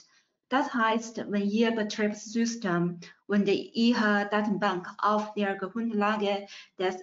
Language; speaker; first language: German; non-native, fluent; Chinese